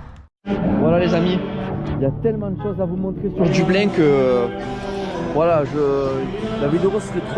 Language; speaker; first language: French; native; French